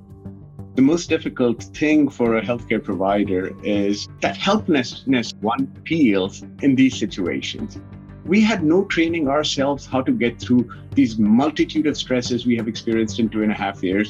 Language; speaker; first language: English; non-native, local second language; Punjabi